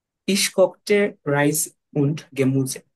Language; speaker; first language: German; non-native, learner; Bangla